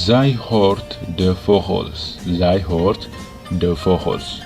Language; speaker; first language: Dutch; non-native, fluent; Tigrinya